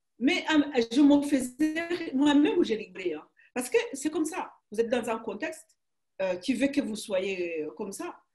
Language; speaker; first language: French; non-native, local second language; Kinyarwanda